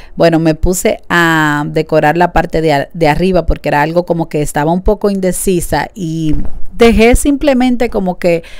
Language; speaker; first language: Spanish; native; Spanish